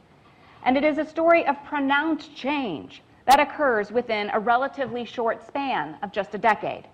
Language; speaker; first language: English; native; English